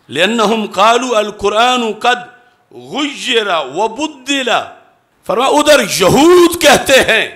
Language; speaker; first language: Urdu; native; Urdu